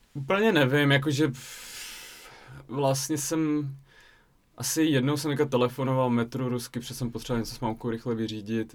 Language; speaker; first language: Czech; early bilingual, other home language; Russian